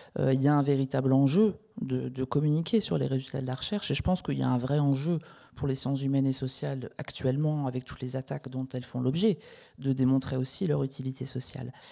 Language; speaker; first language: French; native; French